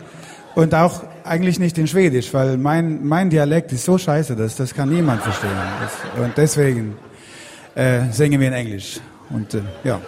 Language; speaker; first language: German; non-native, fluent; Swedish